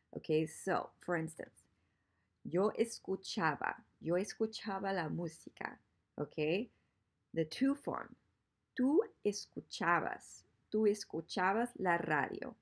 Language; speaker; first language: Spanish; non-native, fluent; English